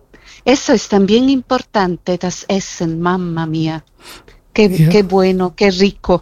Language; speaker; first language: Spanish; non-native, fluent; German